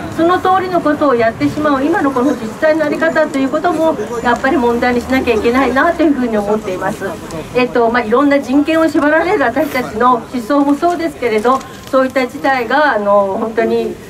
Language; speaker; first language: Japanese; native; Japanese